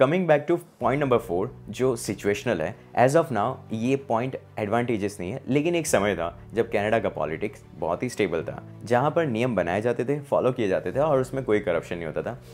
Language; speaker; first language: Hindi; native; Hindi